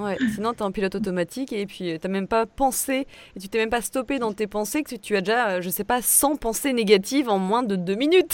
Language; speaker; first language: French; native; French